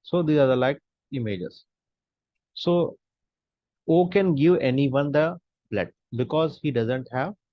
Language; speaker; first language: English; non-native, local second language; Hindi